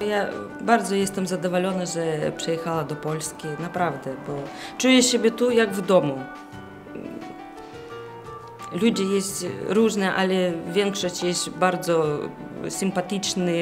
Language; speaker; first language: Polish; non-native, learner; Russian